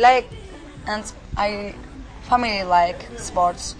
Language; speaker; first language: English; non-native, learner; Turkish